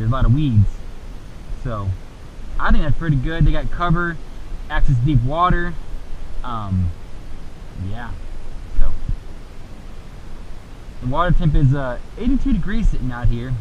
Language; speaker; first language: English; native; English